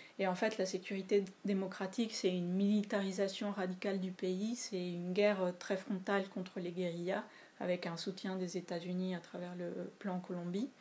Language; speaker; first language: French; non-native, fluent; Spanish